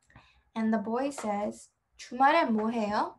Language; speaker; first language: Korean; non-native, fluent; English